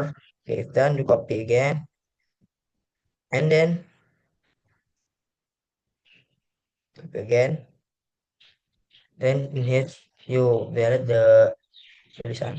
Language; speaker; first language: English; non-native, learner; Indonesian